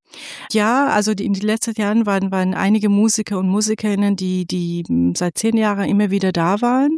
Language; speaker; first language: German; non-native, fluent; Persian